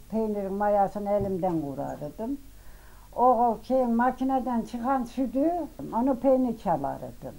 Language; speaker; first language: Turkish; native; Turkish